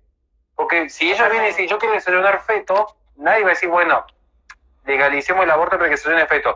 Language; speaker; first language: Spanish; native; Spanish